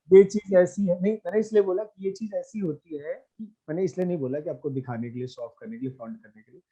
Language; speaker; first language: Hindi; native; Hindi